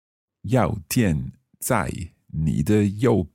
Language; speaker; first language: Chinese; non-native, learner; English